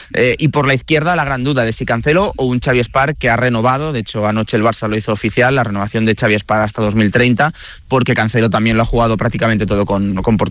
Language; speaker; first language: Spanish; native; Spanish